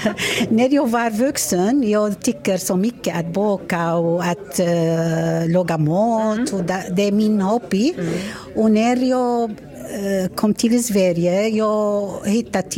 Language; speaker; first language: Swedish; non-native, learner; Arabic